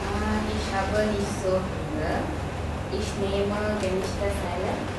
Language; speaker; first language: German; non-native, learner; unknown